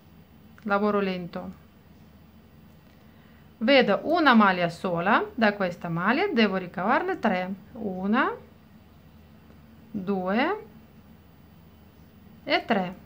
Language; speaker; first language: Italian; non-native, fluent; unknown